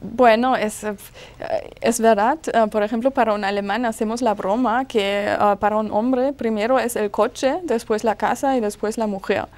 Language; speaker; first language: Spanish; non-native, fluent; German